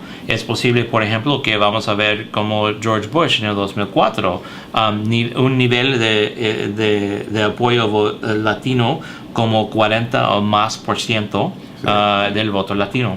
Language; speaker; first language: Spanish; early bilingual, heritage; English